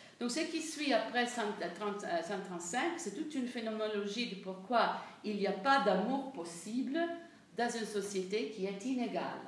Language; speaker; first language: French; non-native, fluent; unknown